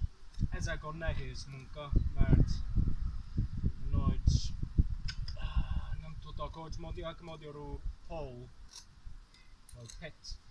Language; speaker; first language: Hungarian; non-native, learner; Welsh